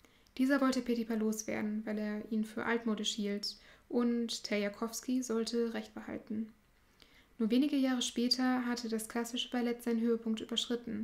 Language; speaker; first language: German; native; German